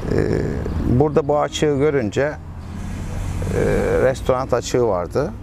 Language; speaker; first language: Turkish; native; Turkish